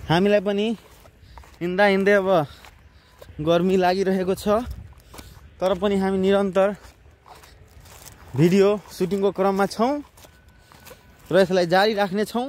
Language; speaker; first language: Nepali; non-native, local second language; Maithili